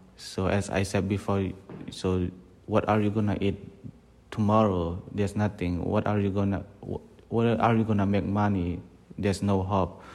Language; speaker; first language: English; non-native, fluent; Burmese